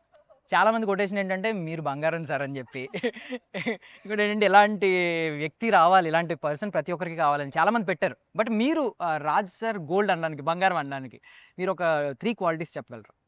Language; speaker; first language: Telugu; native; Telugu